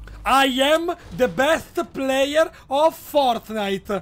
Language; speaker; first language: English; non-native, learner; Italian